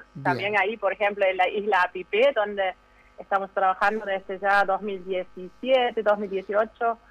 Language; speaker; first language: Spanish; non-native, fluent; German